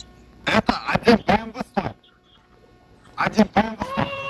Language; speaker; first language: Russian; non-native, learner; Uzbek